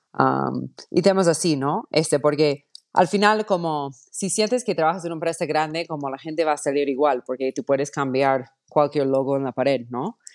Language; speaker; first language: Spanish; non-native, fluent; English